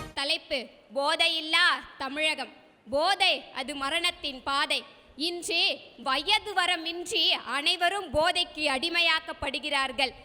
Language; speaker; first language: Tamil; native; Tamil